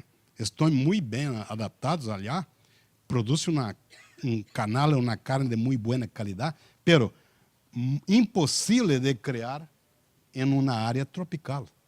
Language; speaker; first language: Spanish; non-native, learner; Portuguese